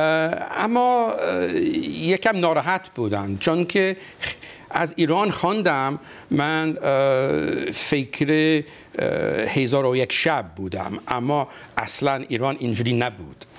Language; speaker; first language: Persian; non-native, fluent; English